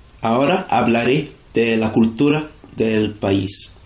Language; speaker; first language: Spanish; non-native, fluent; English